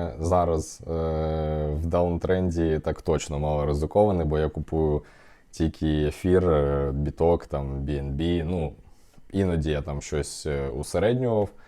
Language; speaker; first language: Ukrainian; non-native, local second language; Russian